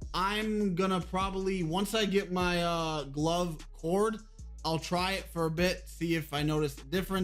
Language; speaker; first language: English; native; English